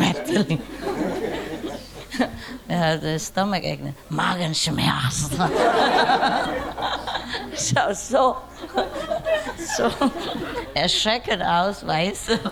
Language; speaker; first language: German; non-native, learner; Vietnamese